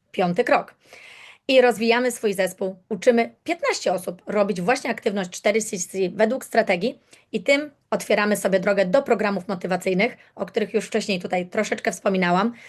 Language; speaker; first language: Polish; native; Polish